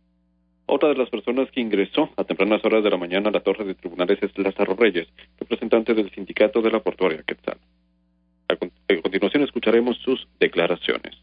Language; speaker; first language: Spanish; native; Spanish